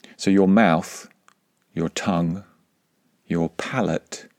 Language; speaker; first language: English; native; English